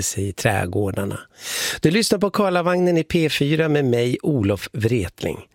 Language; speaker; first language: Swedish; native; Swedish